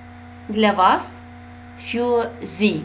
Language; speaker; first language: German; non-native, fluent; Russian